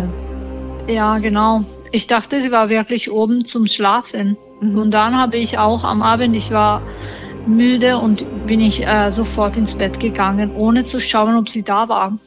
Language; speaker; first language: German; non-native, learner; Italian